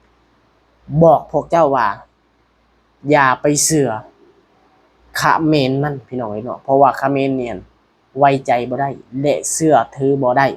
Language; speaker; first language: Thai; non-native, local second language; Lao